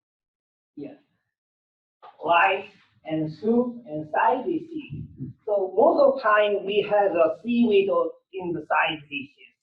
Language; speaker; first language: English; non-native, learner; Korean